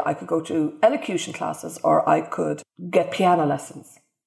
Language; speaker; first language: English; native; English